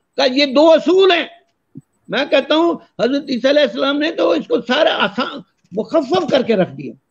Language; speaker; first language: Urdu; non-native, local second language; Punjabi